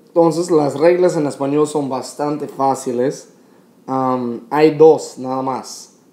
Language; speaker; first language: Spanish; non-native, fluent; English